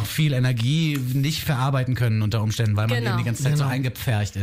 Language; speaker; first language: German; native; German